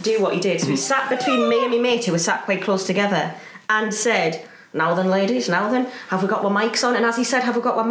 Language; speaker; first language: English; native; English